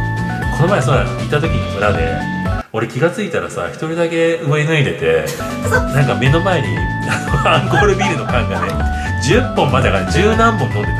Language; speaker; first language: Japanese; native; Japanese